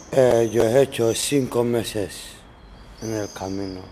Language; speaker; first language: Spanish; non-native, learner; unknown